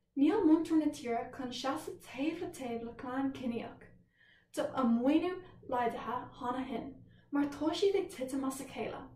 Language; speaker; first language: Irish; non-native, local second language; English